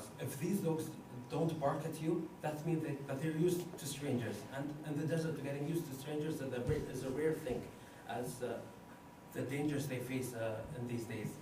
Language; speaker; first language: English; non-native, fluent; Arabic